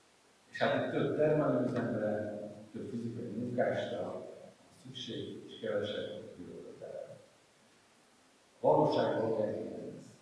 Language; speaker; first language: Hungarian; native; Hungarian